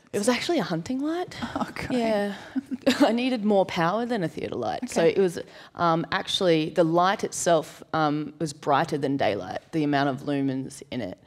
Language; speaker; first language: English; native; English